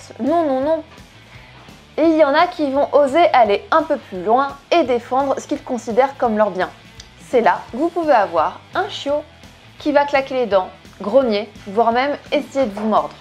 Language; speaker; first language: French; native; French